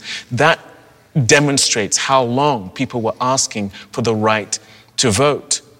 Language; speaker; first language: English; native; English